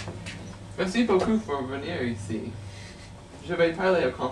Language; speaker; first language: French; non-native, learner; English